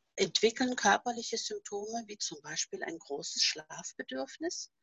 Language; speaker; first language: German; non-native, fluent; Norwegian